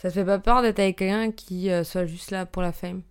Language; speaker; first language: French; native; French